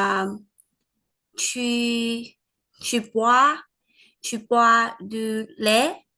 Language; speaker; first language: French; non-native, learner; Vietnamese